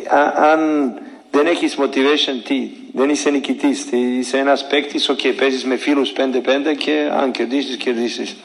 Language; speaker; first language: Greek; non-native, fluent; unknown